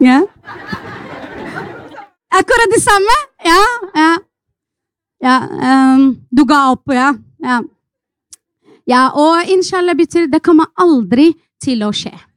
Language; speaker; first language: Norwegian; non-native, fluent; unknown